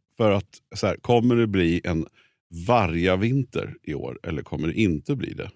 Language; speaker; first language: Swedish; native; Swedish